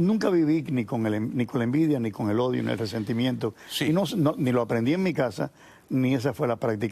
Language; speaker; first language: Spanish; native; Spanish